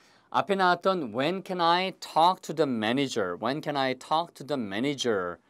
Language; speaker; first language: English; non-native, fluent; Korean